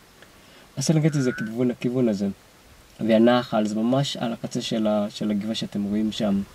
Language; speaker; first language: Hebrew; non-native, fluent; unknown